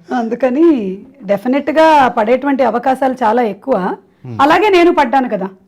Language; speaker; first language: Telugu; non-native, local second language; Malayalam